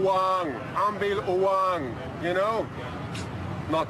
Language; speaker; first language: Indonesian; non-native, learner; English